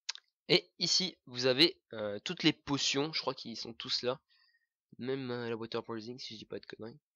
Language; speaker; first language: French; native; French